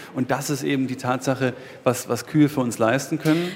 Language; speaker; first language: German; native; German